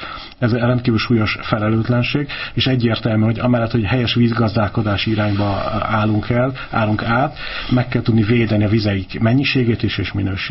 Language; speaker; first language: Hungarian; native; Hungarian